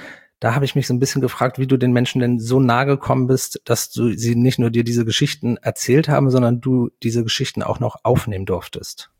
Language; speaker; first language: German; native; German